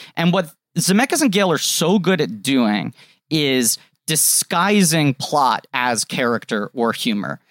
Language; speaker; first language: English; native; English